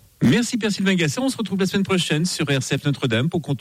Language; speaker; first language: French; native; French